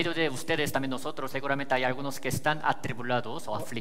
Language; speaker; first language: Spanish; native; Spanish